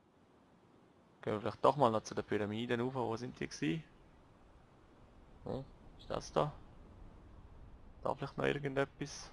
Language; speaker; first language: German; native; German